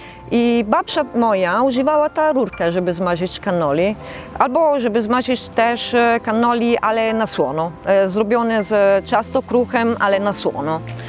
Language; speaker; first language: Polish; non-native, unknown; Italian